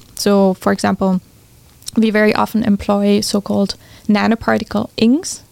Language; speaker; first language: English; non-native, fluent; German